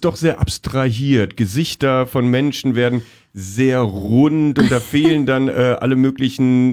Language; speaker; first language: German; native; German